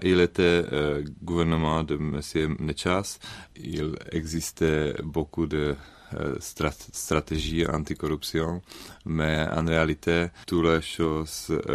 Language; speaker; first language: French; non-native, learner; Czech